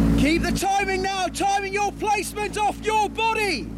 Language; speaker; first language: English; native; English